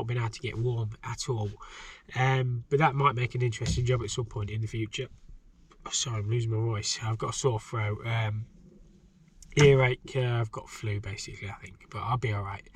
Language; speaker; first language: English; native; English